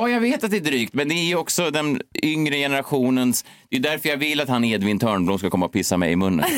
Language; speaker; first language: Swedish; native; Swedish